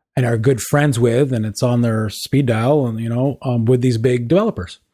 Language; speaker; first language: English; native; English